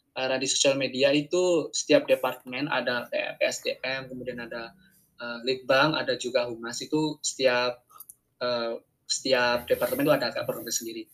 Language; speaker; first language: Indonesian; native; Indonesian